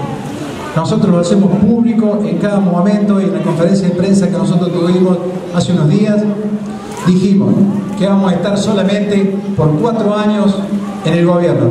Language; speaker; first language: Spanish; native; Spanish